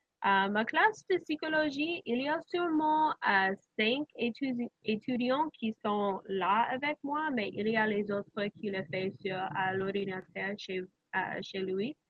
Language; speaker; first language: French; non-native, learner; English